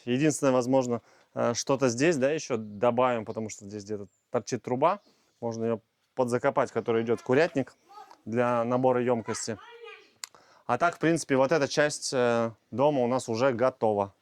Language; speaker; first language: Russian; native; Russian